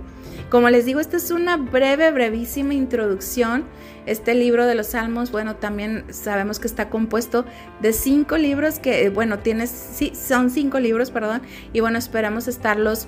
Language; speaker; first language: Spanish; native; Spanish